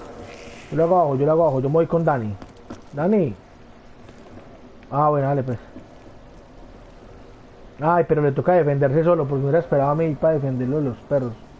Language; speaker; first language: Spanish; native; Spanish